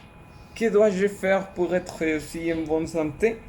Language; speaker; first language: French; non-native, learner; Spanish